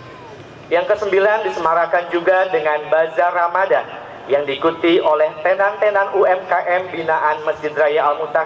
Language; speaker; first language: Indonesian; native; Indonesian